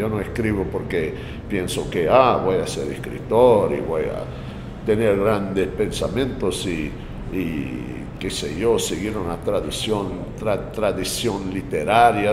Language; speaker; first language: Spanish; non-native, fluent; English